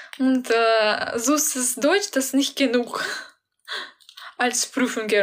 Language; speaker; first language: German; non-native, learner; Ukrainian